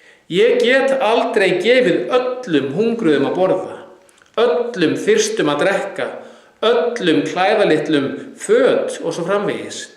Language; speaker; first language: Icelandic; native; Icelandic